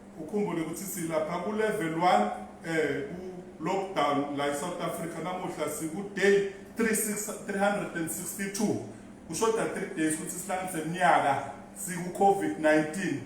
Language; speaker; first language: Zulu; non-native, local second language; Swati